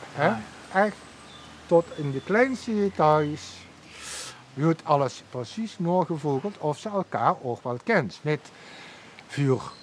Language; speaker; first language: Dutch; native; Dutch